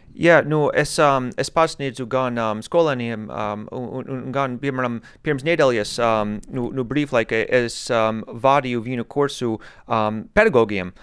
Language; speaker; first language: Latvian; non-native, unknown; English